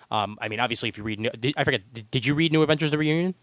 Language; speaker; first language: English; native; English